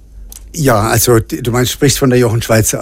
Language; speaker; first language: German; native; German